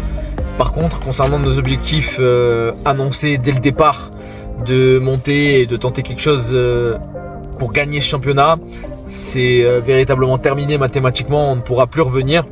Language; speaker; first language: French; native; French